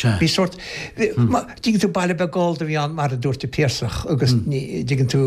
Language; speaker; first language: Irish; native; Irish